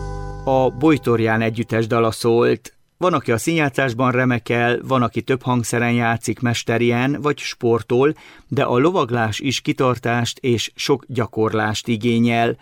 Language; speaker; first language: Hungarian; native; Hungarian